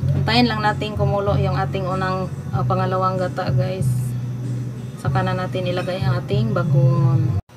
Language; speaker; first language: Filipino; non-native, local second language; Cebuano